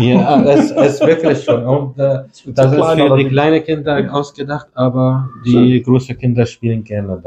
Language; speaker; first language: German; non-native, fluent; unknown